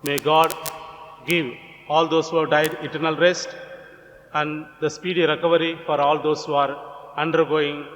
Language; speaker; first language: English; non-native, local second language; Gujarati